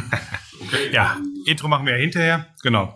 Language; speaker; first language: German; native; German